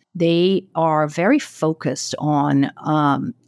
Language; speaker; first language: English; non-native, fluent; Portuguese